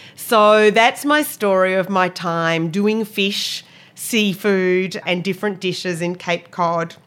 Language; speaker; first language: English; native; English